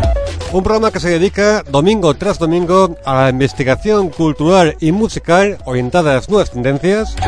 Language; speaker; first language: Spanish; native; Spanish